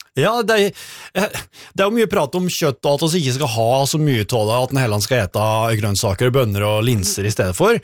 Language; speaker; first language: Norwegian; native; Norwegian